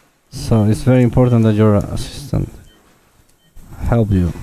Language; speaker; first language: English; non-native, fluent; Spanish